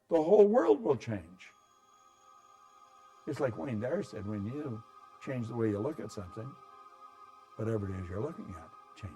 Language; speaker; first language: English; native; English